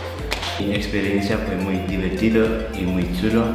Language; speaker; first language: Spanish; non-native, learner; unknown